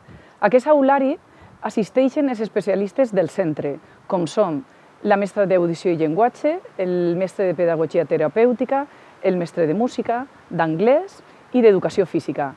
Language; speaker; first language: Catalan; native; Catalan